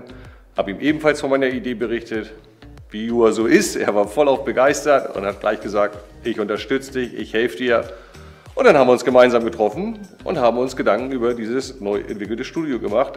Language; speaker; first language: German; native; German